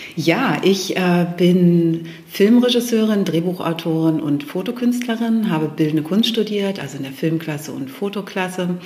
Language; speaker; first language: German; native; German